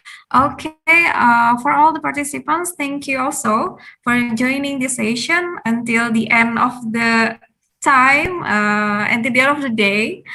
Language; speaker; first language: English; non-native, fluent; Indonesian